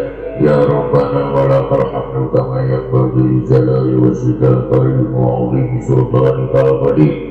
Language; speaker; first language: Arabic; non-native, fluent; Sundanese